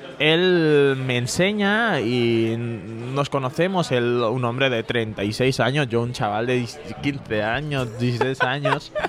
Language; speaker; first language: Spanish; early bilingual, other home language; Bangla